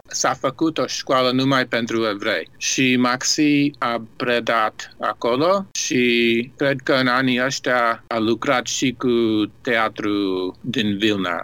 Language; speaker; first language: Romanian; early bilingual, heritage; Romanian